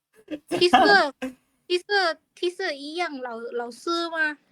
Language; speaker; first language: Chinese; non-native, learner; Lao